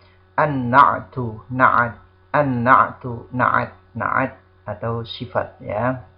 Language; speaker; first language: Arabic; non-native, fluent; Indonesian